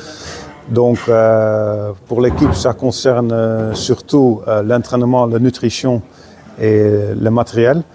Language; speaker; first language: French; non-native, fluent; Dutch